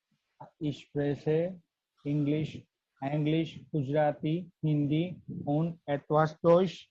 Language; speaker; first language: German; non-native, learner; Gujarati